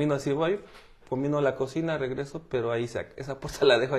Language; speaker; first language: Spanish; native; Spanish